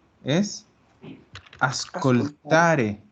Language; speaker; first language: Italian; non-native, fluent; Spanish